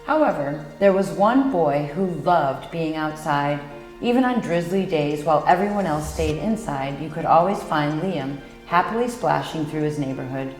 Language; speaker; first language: English; native; English